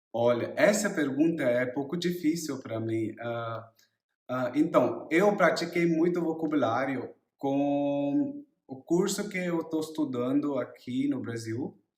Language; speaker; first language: Portuguese; non-native, learner; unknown